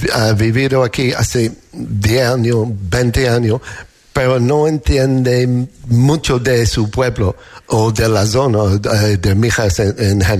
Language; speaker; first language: Spanish; non-native, fluent; English